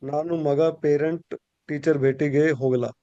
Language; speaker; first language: Kannada; non-native, learner; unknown